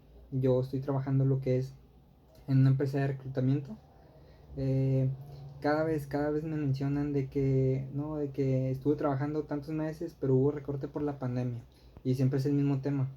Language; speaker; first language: Spanish; native; Spanish